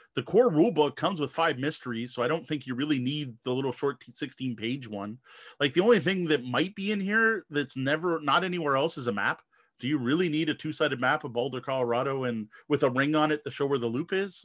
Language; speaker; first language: English; native; English